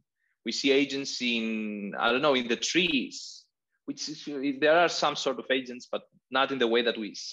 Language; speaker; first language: English; non-native, fluent; Greek